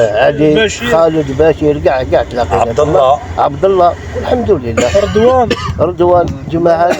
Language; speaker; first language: Arabic; native; Arabic